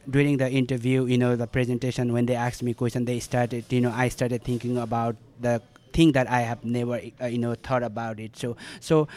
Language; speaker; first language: English; non-native, local second language; Nepali